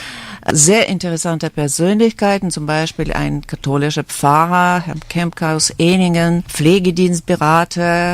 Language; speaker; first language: German; non-native, fluent; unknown